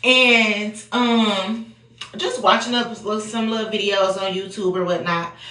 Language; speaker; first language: English; native; English